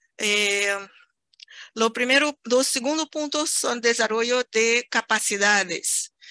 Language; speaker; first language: Spanish; non-native, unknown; Portuguese